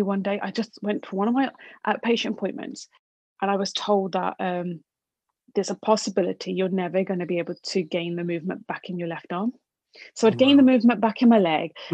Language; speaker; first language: English; native; English